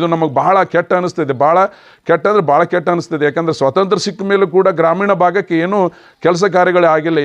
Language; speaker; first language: Kannada; native; Kannada